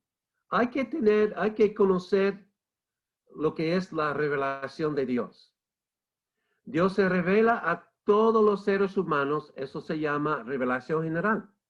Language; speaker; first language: Spanish; non-native, fluent; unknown